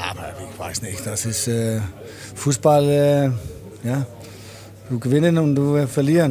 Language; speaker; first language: German; non-native, learner; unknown